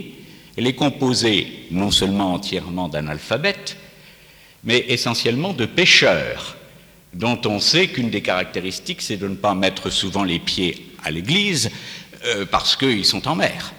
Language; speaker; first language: French; native; French